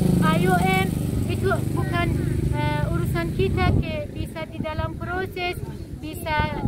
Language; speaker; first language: Indonesian; non-native, learner; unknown